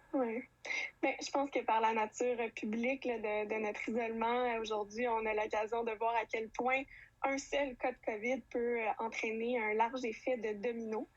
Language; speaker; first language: French; native; French